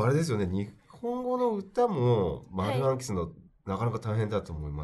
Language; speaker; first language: Japanese; native; Japanese